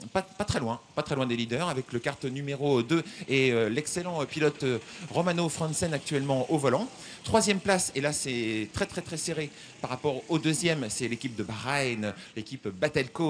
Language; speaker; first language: French; native; French